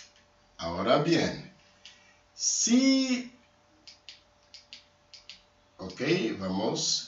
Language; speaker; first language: Spanish; non-native, learner; Haitian Creole